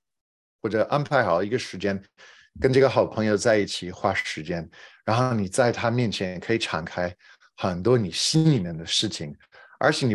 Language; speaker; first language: Chinese; non-native, fluent; English